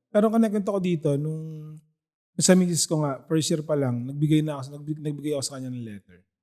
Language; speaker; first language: Filipino; native; Filipino